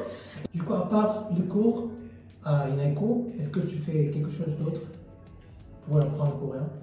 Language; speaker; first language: French; non-native, learner; Korean